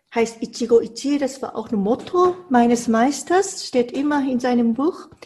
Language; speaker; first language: German; non-native, fluent; Japanese